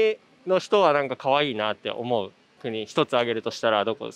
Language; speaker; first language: Japanese; native; Japanese